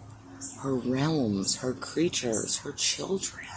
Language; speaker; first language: English; native; English